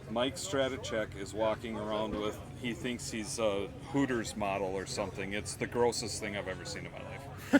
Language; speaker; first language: English; native; English